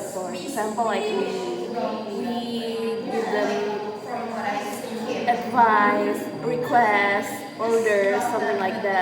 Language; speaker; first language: English; non-native, learner; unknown